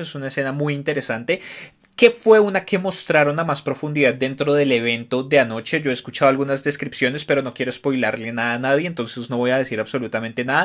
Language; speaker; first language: Spanish; native; Spanish